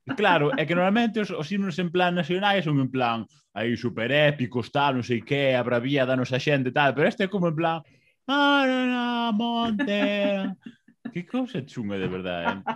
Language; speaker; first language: Galician; non-native, local second language; Spanish